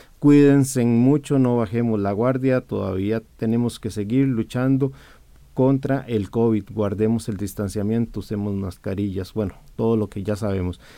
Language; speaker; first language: Spanish; native; Spanish